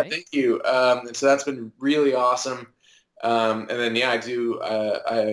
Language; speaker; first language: English; native; English